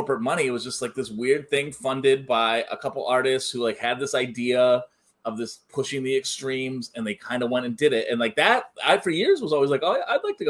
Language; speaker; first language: English; native; English